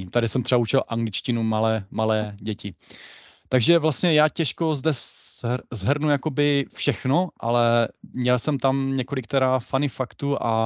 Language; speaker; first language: Czech; native; Czech